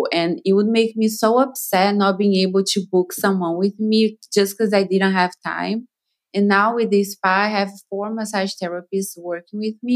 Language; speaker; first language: English; non-native, fluent; Portuguese